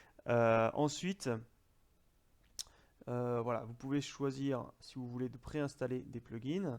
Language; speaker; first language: French; native; French